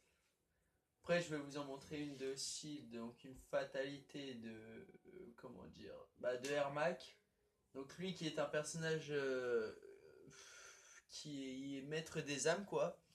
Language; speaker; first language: French; native; French